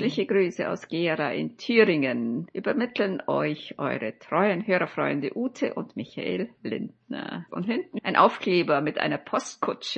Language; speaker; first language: German; native; German